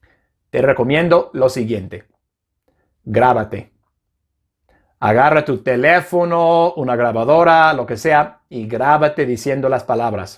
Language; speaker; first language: Spanish; non-native, fluent; English